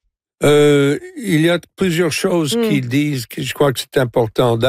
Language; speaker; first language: French; non-native, fluent; English